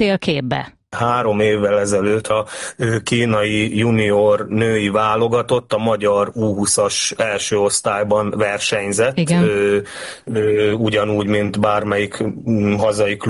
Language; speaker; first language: Hungarian; native; Hungarian